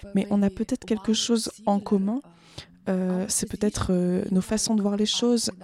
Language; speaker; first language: French; non-native, fluent; Ukrainian